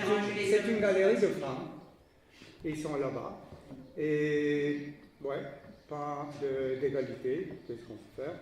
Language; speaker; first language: French; non-native, fluent; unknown